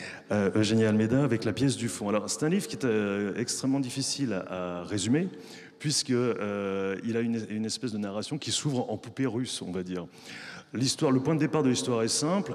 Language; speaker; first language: French; native; French